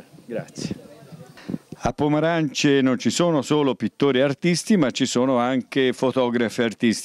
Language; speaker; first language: Italian; native; Italian